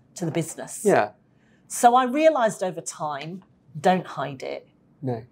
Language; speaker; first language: English; native; English